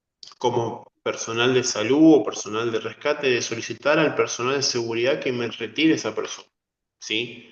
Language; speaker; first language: Spanish; native; Spanish